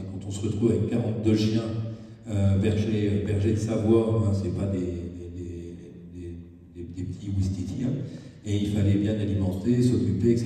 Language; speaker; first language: French; native; French